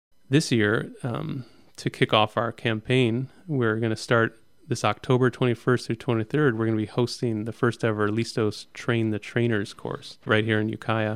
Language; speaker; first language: English; native; English